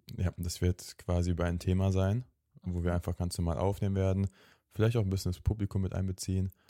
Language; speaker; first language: German; native; German